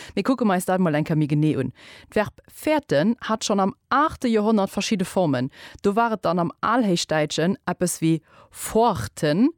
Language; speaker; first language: Luxembourgish; native; Luxembourgish